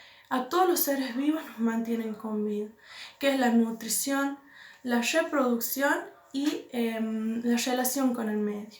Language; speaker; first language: Spanish; native; Spanish